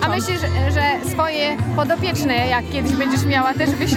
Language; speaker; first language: Polish; native; Polish